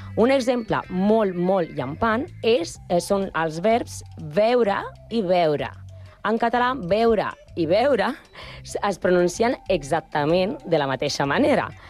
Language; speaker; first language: Catalan; non-native, learner; Spanish